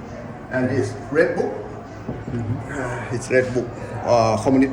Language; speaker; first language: English; non-native, learner; Thai